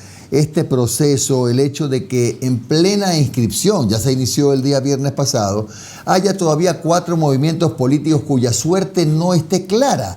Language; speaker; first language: Spanish; native; Spanish